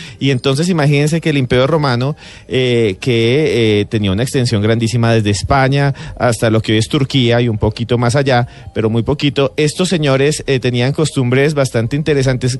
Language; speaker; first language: Spanish; native; Spanish